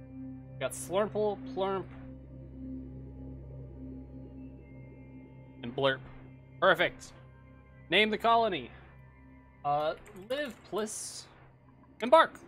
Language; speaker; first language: English; native; English